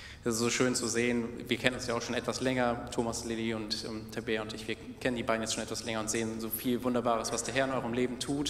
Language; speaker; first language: German; native; German